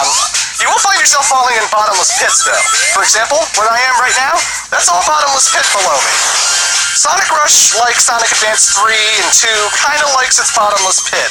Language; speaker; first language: English; native; English